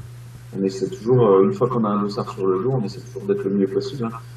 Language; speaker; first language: French; native; French